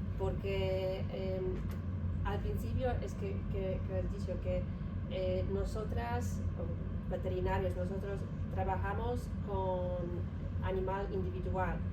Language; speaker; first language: Spanish; non-native, learner; Polish